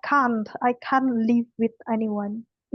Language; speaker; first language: English; non-native, learner; Indonesian